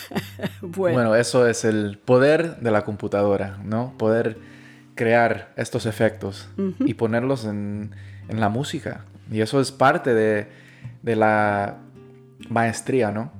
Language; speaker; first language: Spanish; early bilingual, heritage; Spanish